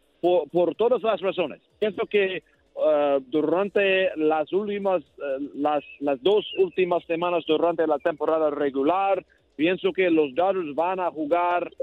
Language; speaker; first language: Spanish; non-native, learner; English